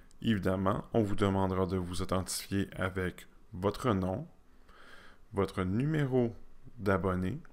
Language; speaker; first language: French; native; French